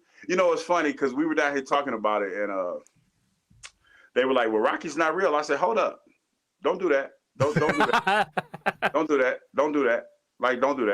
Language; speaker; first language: English; native; English